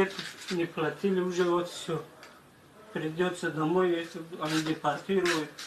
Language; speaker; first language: Russian; non-native, learner; Tajik